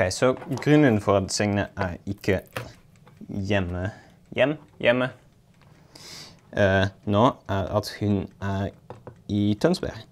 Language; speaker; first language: Norwegian; non-native, learner; Dutch